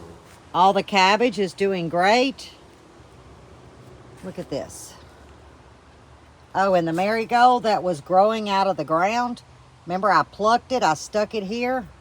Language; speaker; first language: English; native; English